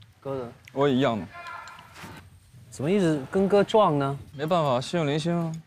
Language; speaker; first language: Chinese; native; Chinese